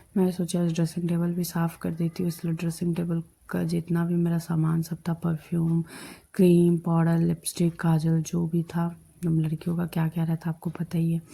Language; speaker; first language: Hindi; non-native, local second language; Bangla